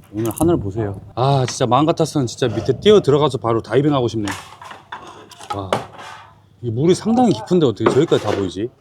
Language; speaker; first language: Korean; native; Korean